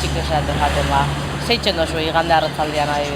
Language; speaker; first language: Basque; native; Basque